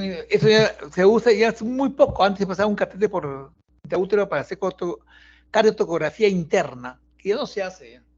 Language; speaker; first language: Spanish; native; Spanish